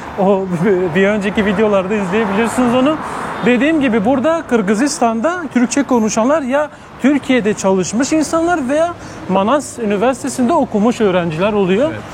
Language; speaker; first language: Turkish; native; Turkish